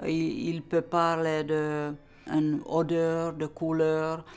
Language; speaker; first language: French; non-native, fluent; Finnish